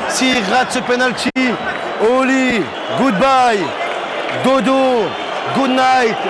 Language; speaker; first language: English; non-native, learner; French